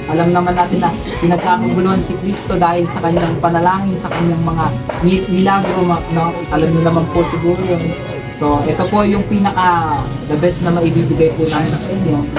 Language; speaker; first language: Filipino; native; Filipino